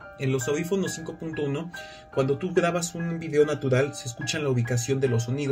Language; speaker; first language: Spanish; native; Spanish